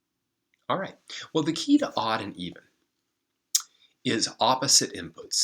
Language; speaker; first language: English; native; English